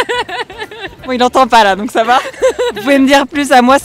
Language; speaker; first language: French; native; French